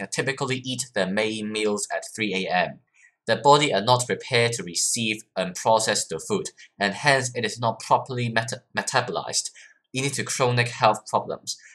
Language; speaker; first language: English; non-native, local second language; Cantonese